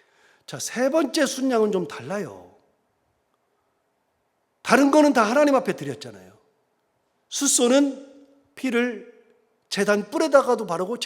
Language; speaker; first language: Korean; native; Korean